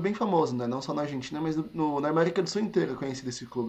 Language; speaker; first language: Portuguese; native; Portuguese